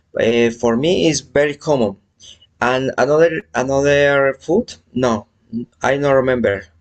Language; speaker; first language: English; non-native, learner; Spanish